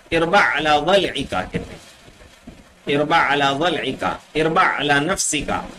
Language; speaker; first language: Urdu; native; Urdu